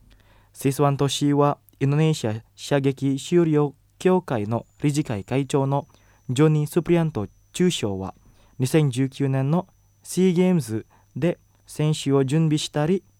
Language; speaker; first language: Japanese; non-native, fluent; Indonesian